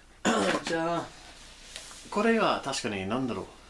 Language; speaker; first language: Japanese; non-native, learner; English